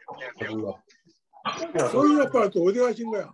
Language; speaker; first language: Korean; native; Korean